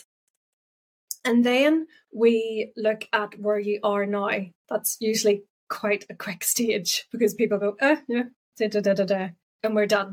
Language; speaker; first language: English; native; English